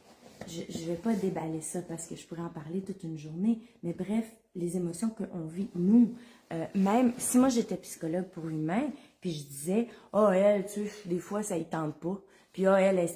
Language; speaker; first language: French; native; French